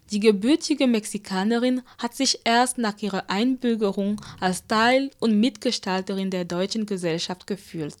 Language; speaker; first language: German; native; German